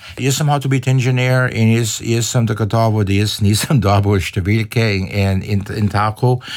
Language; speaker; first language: Slovenian; early bilingual, heritage; Slovenian